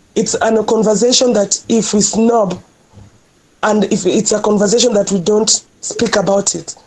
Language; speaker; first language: English; non-native, local second language; Luo (Kenya and Tanzania)